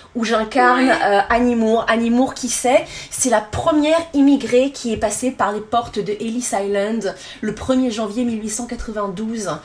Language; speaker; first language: French; native; French